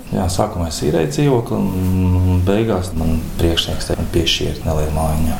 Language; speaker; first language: Latvian; non-native, local second language; Russian